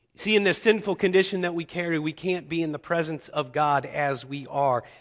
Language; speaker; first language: English; native; English